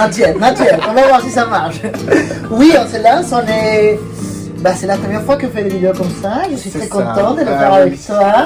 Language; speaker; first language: French; non-native, fluent; Spanish